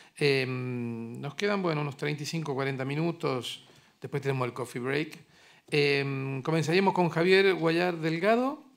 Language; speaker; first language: Spanish; native; Spanish